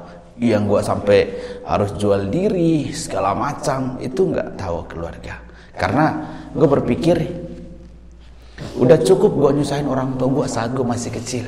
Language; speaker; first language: Indonesian; native; Indonesian